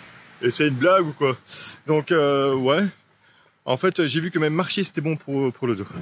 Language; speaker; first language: French; native; French